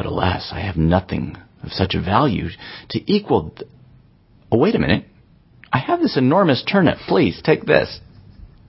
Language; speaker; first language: English; native; English